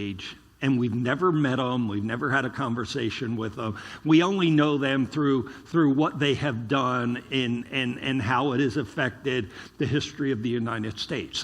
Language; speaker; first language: English; native; English